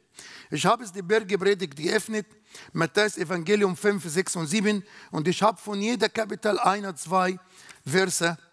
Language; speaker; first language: German; non-native, learner; Arabic